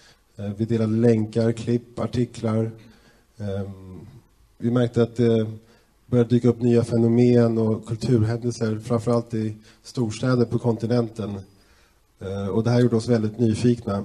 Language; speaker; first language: Swedish; native; Swedish